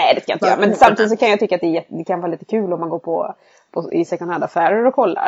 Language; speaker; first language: Swedish; native; Swedish